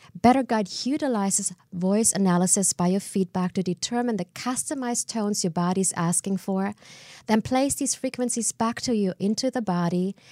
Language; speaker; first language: English; non-native, fluent; German